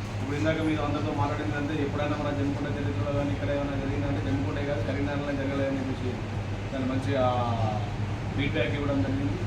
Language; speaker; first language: Telugu; native; Telugu